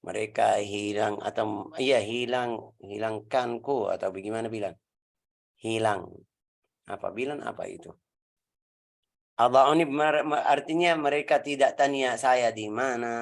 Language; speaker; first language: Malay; non-native, learner; Arabic